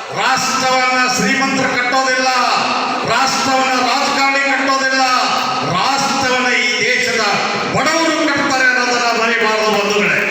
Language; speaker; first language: Kannada; non-native, local second language; Lambadi